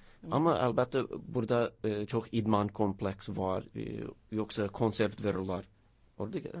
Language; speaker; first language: Azerbaijani; non-native, learner; English